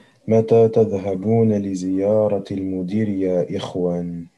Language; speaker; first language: Arabic; non-native, learner; French